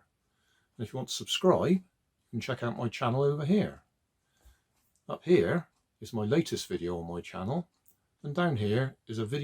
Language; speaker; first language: English; native; English